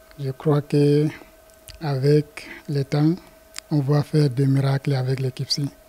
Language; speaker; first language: French; non-native, local second language; Fula